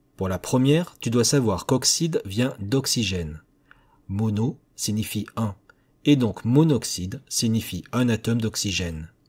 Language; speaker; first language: French; native; French